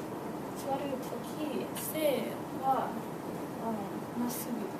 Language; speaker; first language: Japanese; non-native, learner; English